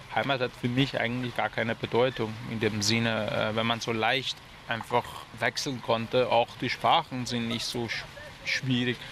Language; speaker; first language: German; non-native, fluent; Persian